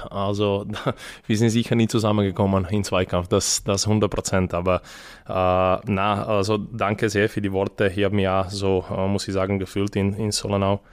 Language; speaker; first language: German; non-native, fluent; Serbian